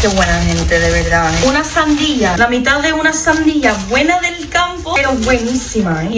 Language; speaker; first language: Spanish; non-native, fluent; English